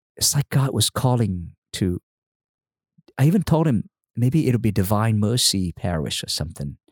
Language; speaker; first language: English; non-native, fluent; Vietnamese